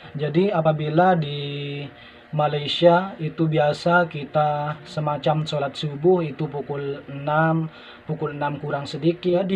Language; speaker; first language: Indonesian; non-native, local second language; Madurese